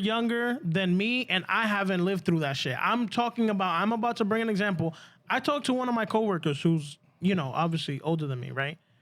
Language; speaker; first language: English; early bilingual, other home language; Spanish